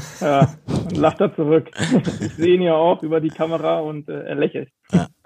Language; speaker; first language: German; native; German